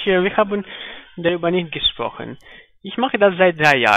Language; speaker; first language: German; non-native, fluent; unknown